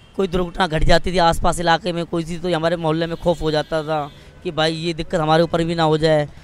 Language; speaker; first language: Urdu; non-native, local second language; Sindhi